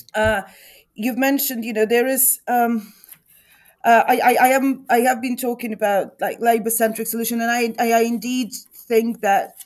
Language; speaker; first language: English; non-native, fluent; Ukrainian